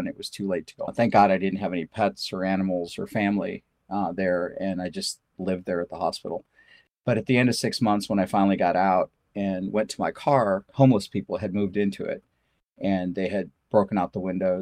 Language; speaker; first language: English; early bilingual, other home language; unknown